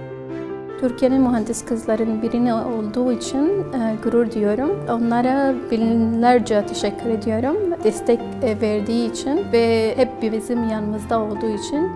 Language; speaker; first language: Turkish; non-native, fluent; Arabic